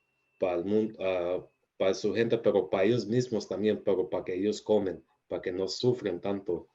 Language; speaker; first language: Spanish; early bilingual, heritage; Spanish